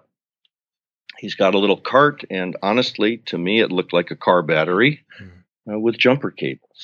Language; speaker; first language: English; native; English